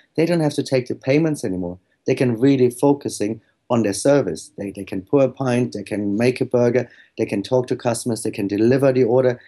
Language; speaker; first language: English; non-native, fluent; German